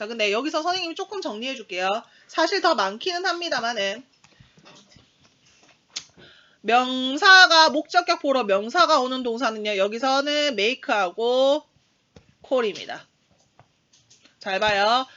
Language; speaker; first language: Korean; native; Korean